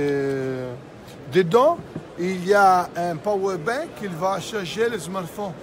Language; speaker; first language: French; non-native, fluent; Italian